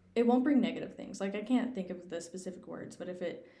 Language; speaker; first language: English; native; English